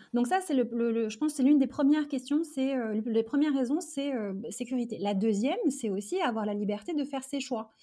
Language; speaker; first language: French; early bilingual, other home language; Arabic